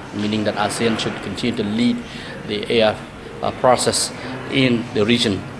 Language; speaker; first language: English; non-native, fluent; Khmer